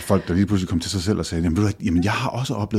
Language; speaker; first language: Danish; native; Danish